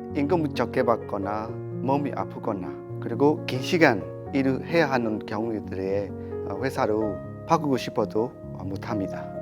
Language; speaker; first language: Korean; non-native, fluent; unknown